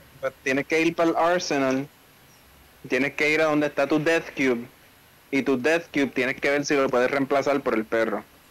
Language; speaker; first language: Spanish; early bilingual, heritage; Spanish